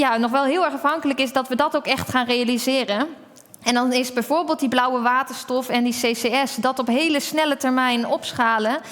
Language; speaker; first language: Dutch; native; Dutch